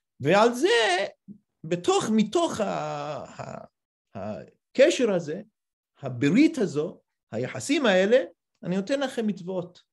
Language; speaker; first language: Hebrew; non-native, fluent; English